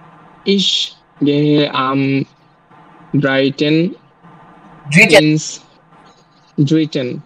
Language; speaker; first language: German; non-native, learner; Bangla